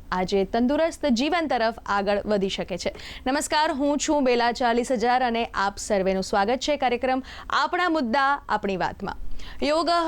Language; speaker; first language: Gujarati; native; Gujarati